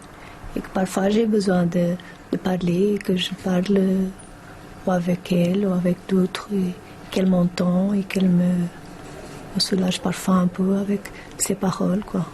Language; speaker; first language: French; non-native, fluent; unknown